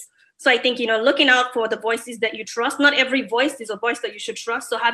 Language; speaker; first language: English; non-native, local second language; Yoruba